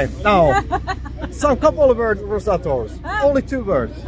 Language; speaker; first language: English; non-native, learner; Finnish